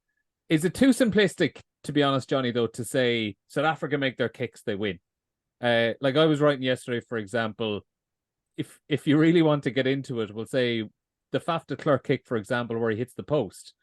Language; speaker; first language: English; native; English